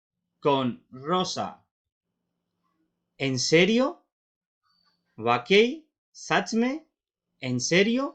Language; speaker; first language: Spanish; non-native, fluent; Urdu